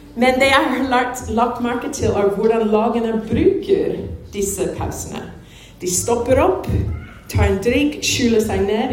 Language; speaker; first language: Norwegian; non-native, fluent; English